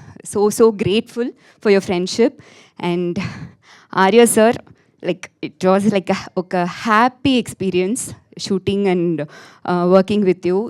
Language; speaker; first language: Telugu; non-native, fluent; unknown